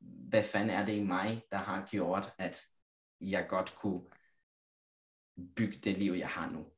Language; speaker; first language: Danish; non-native, fluent; Italian